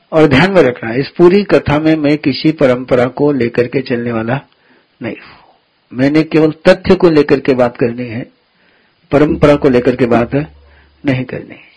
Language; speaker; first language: Hindi; non-native, local second language; Gujarati